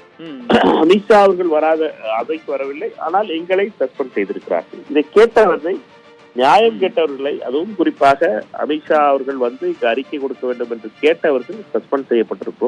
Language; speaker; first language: Tamil; native; Tamil